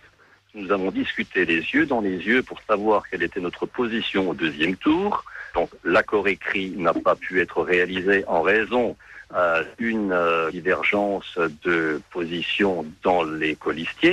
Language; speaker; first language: French; native; French